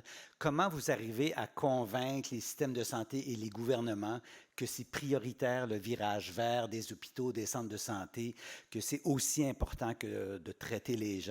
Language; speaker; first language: French; native; French